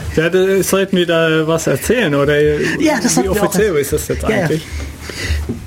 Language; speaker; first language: German; non-native, fluent; Dutch